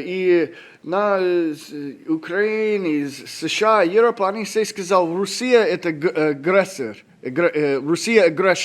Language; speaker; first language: Russian; non-native, learner; English